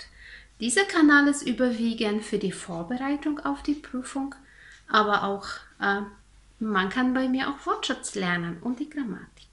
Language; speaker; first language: German; non-native, fluent; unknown